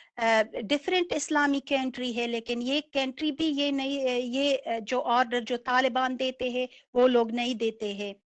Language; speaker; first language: Hindi; non-native, local second language; Persian